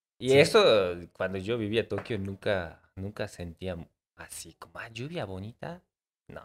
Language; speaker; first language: Spanish; non-native, learner; Japanese